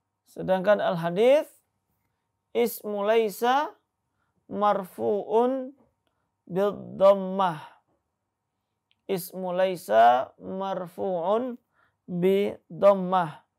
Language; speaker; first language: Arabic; non-native, fluent; Indonesian